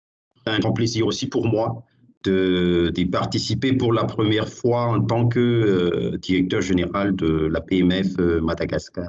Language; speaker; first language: French; non-native, local second language; Malagasy